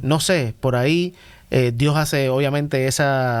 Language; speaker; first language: Spanish; native; Spanish